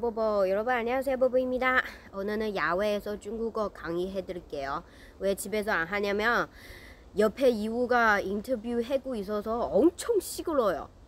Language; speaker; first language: Korean; non-native, fluent; Chinese